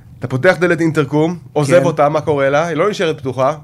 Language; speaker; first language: Hebrew; native; Hebrew